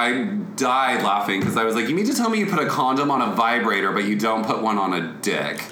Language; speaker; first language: English; native; English